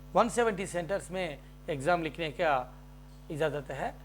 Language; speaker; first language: Hindi; non-native, local second language; Telugu